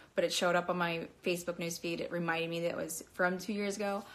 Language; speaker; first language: English; native; English